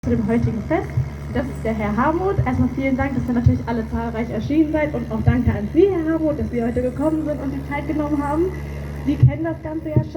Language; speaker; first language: German; early bilingual, other home language; Tamil